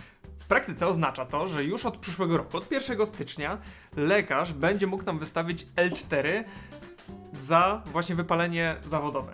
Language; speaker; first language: Polish; native; Polish